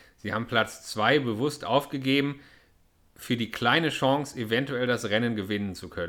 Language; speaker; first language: German; native; German